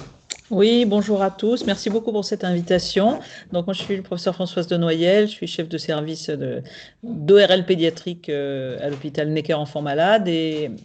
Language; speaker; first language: French; native; French